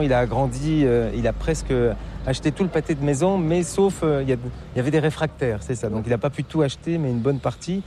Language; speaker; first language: French; native; French